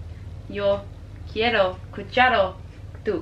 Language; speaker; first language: Spanish; non-native, learner; English